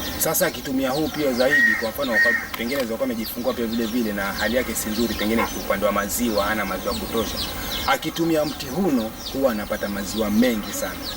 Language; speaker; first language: Swahili; non-native, local second language; Giryama